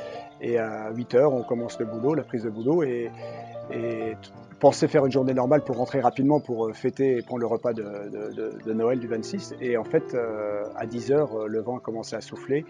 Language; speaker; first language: French; native; French